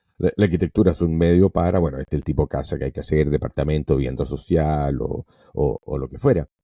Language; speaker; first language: Spanish; non-native, local second language; English